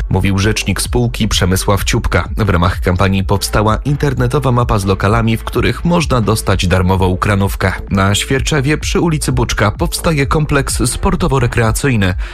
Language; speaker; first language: Polish; native; Polish